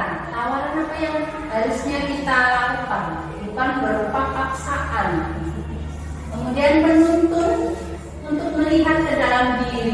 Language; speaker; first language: Indonesian; native; Indonesian